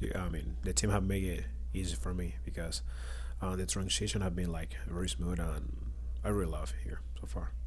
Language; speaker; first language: English; non-native, learner; Spanish